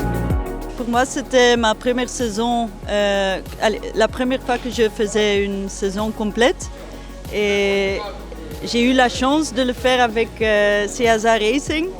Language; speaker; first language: French; non-native, fluent; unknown